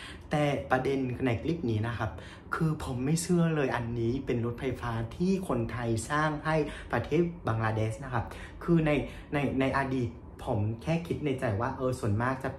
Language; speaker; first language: Thai; non-native, fluent; Vietnamese